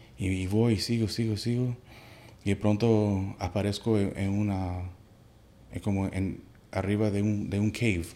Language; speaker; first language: Spanish; early bilingual, heritage; Spanish